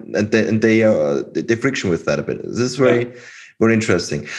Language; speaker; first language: English; non-native, fluent; German